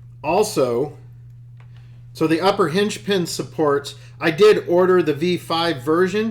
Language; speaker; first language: English; native; English